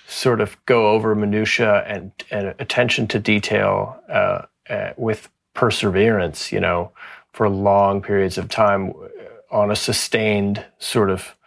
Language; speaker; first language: English; native; English